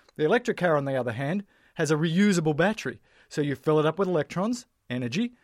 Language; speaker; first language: English; native; English